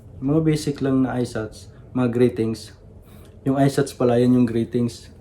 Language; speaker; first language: Filipino; native; Filipino